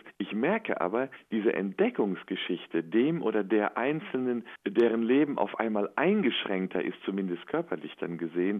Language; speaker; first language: German; native; German